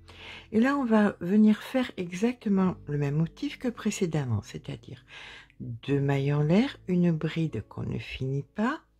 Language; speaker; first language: French; native; French